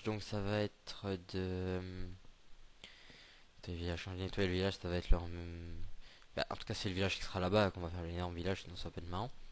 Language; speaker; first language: French; native; French